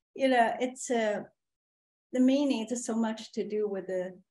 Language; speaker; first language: English; non-native, fluent; Chinese